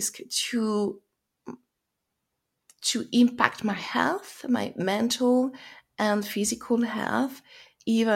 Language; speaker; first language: English; non-native, fluent; French